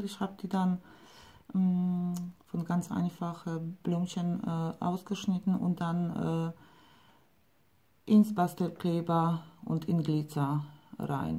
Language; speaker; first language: German; non-native, fluent; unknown